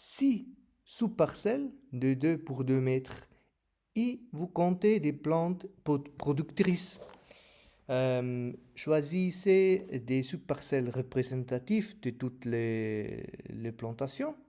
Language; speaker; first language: French; non-native, learner; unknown